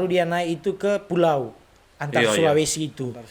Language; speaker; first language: Indonesian; non-native, local second language; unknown